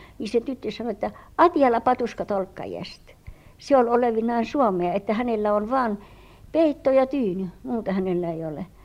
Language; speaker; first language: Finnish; early bilingual, heritage; Finnish